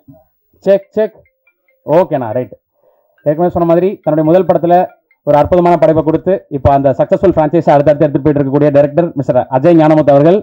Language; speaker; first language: Tamil; native; Tamil